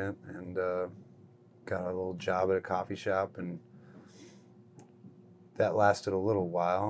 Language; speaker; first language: English; native; English